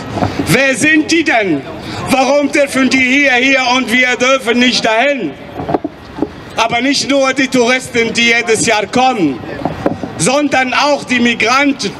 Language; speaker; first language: German; non-native, fluent; Arabic